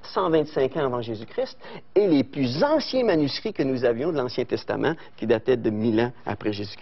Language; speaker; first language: French; native; French